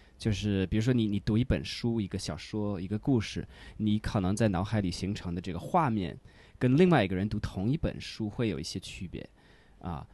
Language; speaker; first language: Chinese; non-native, fluent; English